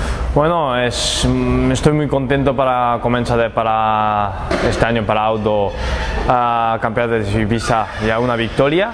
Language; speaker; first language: Spanish; non-native, learner; Japanese